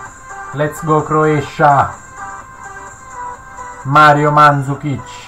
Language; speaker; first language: English; non-native, fluent; Italian